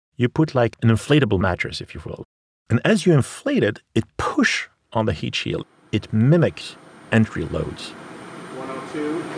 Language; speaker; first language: English; non-native, fluent; Arabic